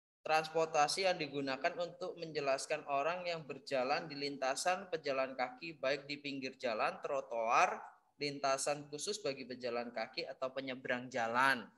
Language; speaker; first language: Indonesian; native; Indonesian